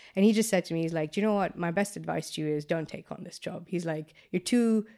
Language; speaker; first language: English; non-native, local second language; Gujarati